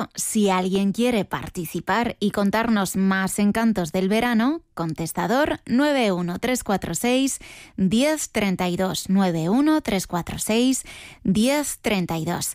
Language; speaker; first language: Spanish; native; Spanish